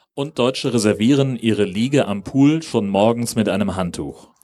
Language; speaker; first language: German; native; German